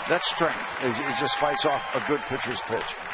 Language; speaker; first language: English; native; English